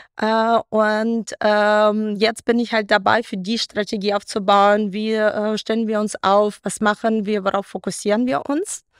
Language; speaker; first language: German; non-native, fluent; Russian